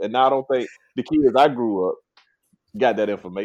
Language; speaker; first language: English; native; English